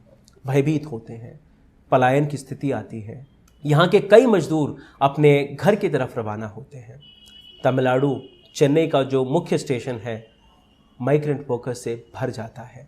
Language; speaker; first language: Hindi; native; Hindi